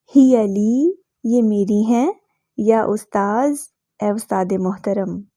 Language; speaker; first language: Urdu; native; Urdu